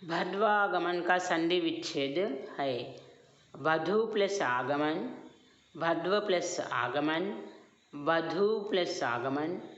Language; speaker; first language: Hindi; non-native, local second language; Telugu